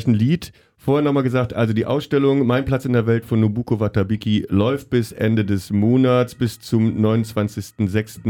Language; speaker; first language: German; native; German